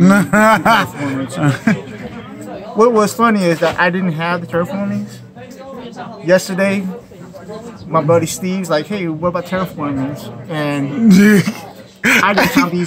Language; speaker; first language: English; native; English